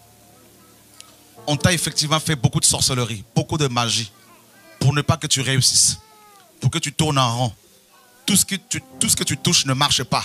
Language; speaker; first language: French; non-native, local second language; Lingala